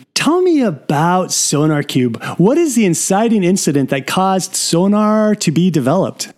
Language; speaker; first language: English; native; English